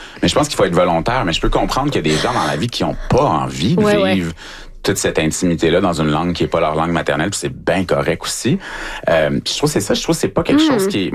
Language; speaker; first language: French; native; French